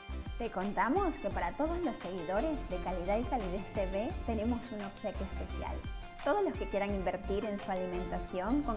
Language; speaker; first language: Spanish; native; Spanish